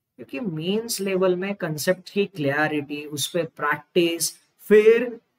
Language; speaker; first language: Hindi; non-native, local second language; Marathi